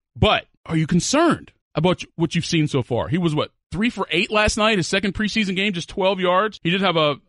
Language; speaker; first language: English; native; English